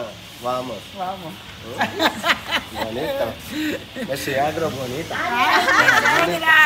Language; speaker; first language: Spanish; non-native, learner; Telugu